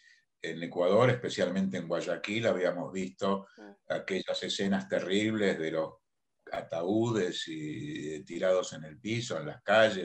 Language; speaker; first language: Spanish; native; Spanish